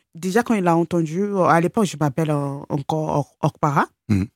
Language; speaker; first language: French; non-native, fluent; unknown